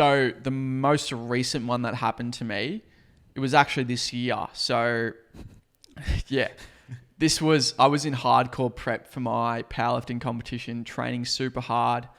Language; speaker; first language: English; native; English